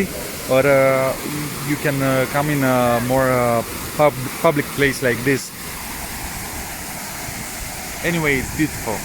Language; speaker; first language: English; non-native, learner; Romanian